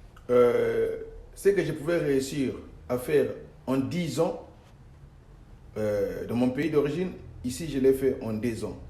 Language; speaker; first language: French; non-native, local second language; Lingala